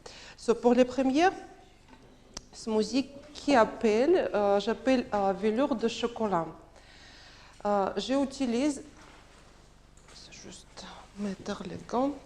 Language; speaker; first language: French; non-native, learner; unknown